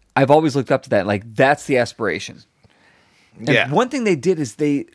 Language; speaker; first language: English; native; English